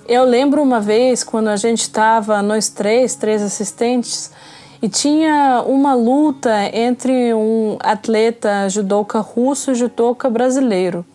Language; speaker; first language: Portuguese; non-native, fluent; Russian